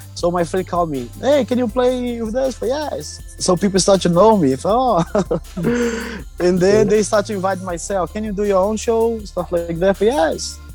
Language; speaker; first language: English; non-native, learner; Portuguese